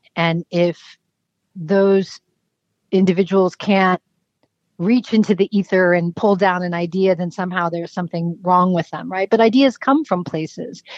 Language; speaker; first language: English; native; English